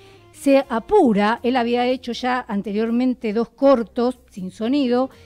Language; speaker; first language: Spanish; native; Spanish